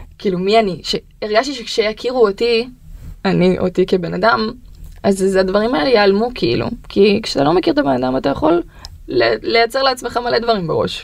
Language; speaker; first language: Hebrew; early bilingual, other home language; Russian